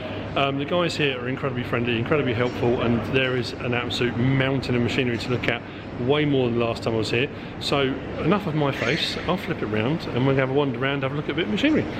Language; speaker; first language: English; native; English